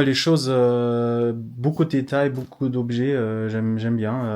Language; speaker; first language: French; non-native, fluent; English